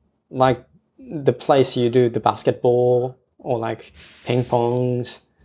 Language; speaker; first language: English; non-native, fluent; Japanese